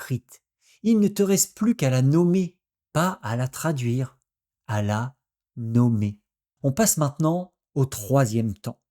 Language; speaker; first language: French; native; French